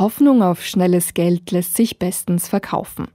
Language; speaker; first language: German; native; German